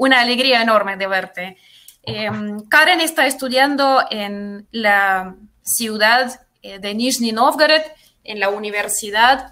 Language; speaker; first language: Spanish; non-native, fluent; Russian